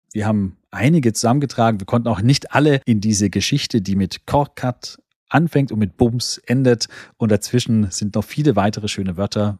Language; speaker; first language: German; native; German